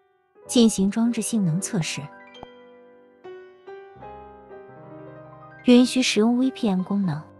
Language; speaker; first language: Chinese; native; Chinese